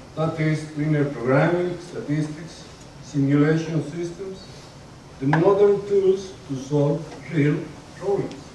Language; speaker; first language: English; non-native, fluent; Spanish